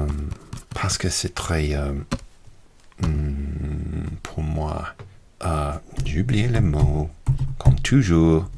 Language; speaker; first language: French; non-native, learner; English